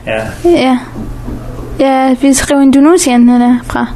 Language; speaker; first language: Danish; early bilingual, other home language; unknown